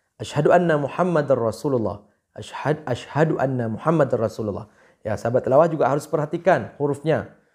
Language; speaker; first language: Indonesian; native; Indonesian